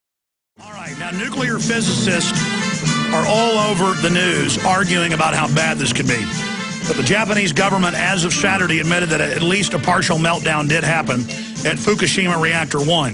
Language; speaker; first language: English; native; English